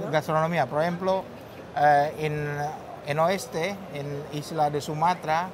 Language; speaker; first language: Spanish; non-native, learner; Indonesian